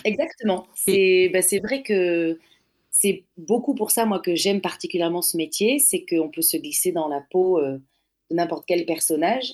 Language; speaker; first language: French; native; French